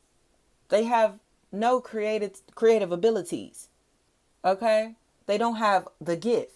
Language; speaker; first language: English; native; English